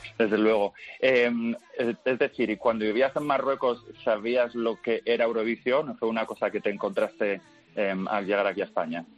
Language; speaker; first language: Spanish; native; Spanish